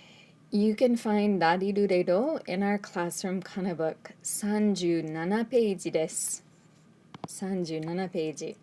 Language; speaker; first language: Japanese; non-native, fluent; English